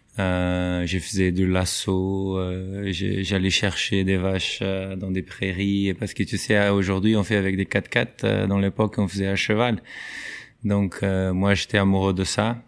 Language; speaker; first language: French; non-native, fluent; Portuguese